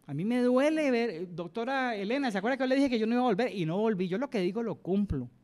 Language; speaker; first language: Spanish; native; Spanish